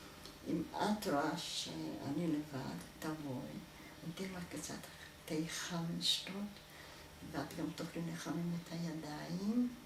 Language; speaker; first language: Hebrew; non-native, fluent; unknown